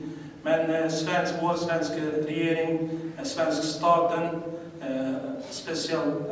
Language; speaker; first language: Swedish; non-native, learner; Uyghur